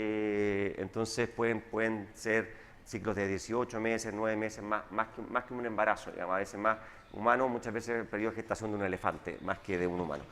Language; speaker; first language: Spanish; native; Spanish